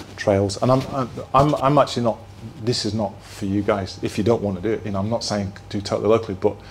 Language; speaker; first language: English; native; English